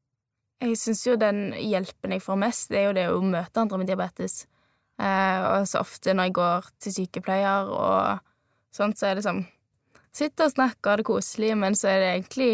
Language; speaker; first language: Norwegian; native; Norwegian